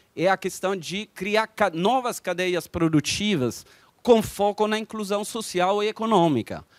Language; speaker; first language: Portuguese; non-native, fluent; Italian